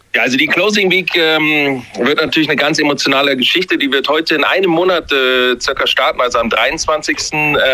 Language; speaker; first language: German; native; German